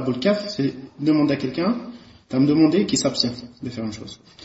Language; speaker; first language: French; native; French